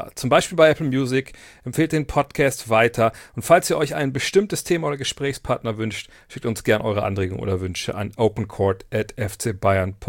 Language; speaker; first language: German; native; German